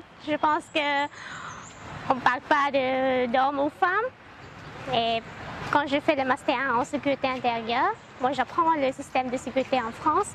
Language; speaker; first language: French; non-native, learner; Khmer